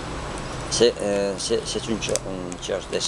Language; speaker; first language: French; non-native, learner; Spanish